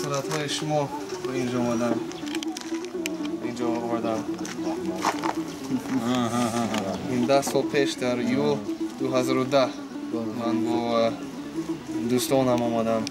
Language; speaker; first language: Persian; non-native, learner; English